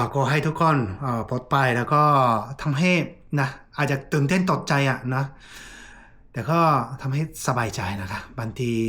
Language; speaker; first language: Thai; non-native, fluent; Japanese